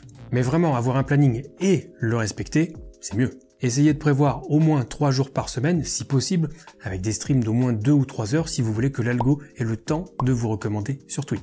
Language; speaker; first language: French; native; French